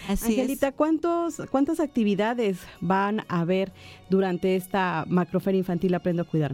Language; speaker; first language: Spanish; native; Spanish